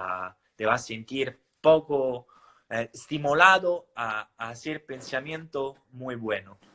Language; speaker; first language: Spanish; non-native, fluent; Italian